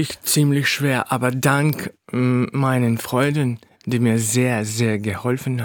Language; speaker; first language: German; non-native, fluent; Russian